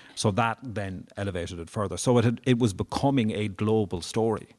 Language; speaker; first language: English; native; English